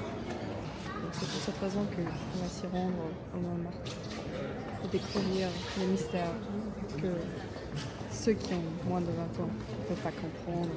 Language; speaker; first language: French; non-native, fluent; Turkish